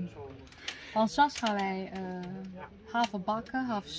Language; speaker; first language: Dutch; non-native, learner; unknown